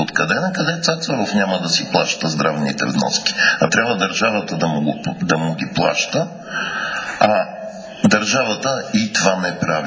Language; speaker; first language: Bulgarian; native; Bulgarian